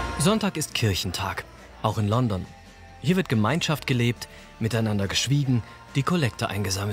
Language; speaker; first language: German; native; German